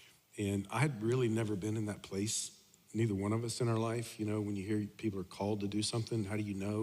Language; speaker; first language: English; native; English